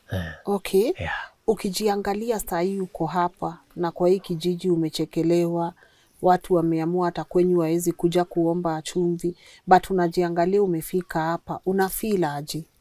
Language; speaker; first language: Swahili; native; Swahili